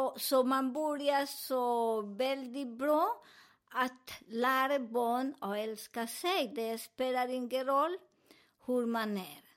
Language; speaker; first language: Swedish; non-native, learner; Spanish